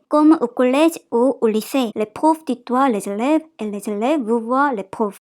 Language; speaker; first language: French; non-native, fluent; Korean